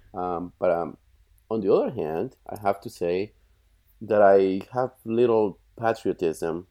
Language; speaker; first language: English; non-native, fluent; Spanish